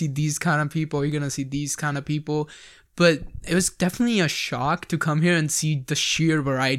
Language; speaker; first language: English; early bilingual, other home language; Punjabi